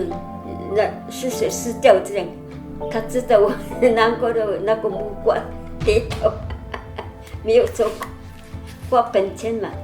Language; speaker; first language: Chinese; non-native, local second language; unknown